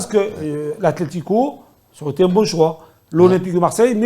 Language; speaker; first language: French; native; French